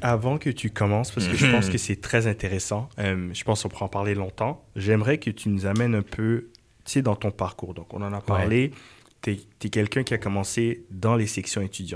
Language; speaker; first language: French; native; French